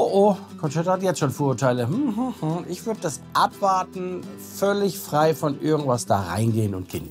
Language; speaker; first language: German; native; German